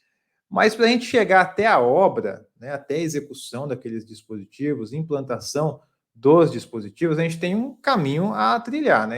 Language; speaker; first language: Portuguese; native; Portuguese